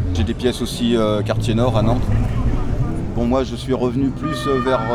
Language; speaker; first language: French; native; French